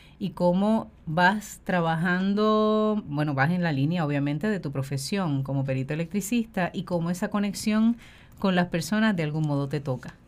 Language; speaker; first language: Spanish; native; Spanish